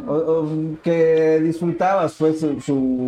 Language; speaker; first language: Spanish; native; Spanish